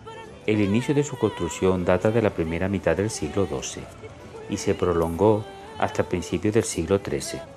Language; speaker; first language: Spanish; native; Spanish